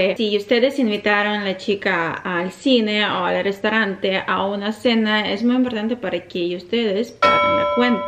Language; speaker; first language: Spanish; non-native, fluent; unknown